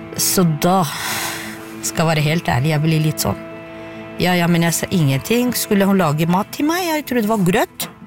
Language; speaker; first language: Norwegian; non-native, fluent; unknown